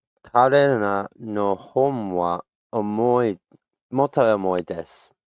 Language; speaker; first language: Japanese; non-native, learner; English